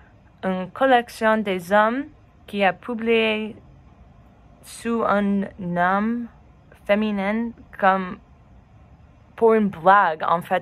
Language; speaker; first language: French; non-native, learner; English